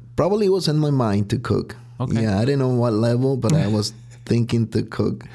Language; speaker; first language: English; non-native, fluent; Spanish